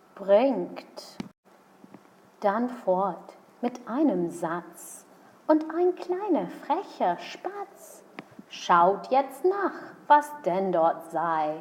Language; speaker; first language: German; non-native, fluent; English